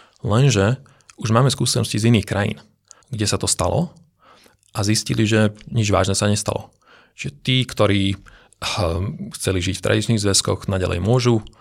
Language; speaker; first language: Slovak; non-native, local second language; Hungarian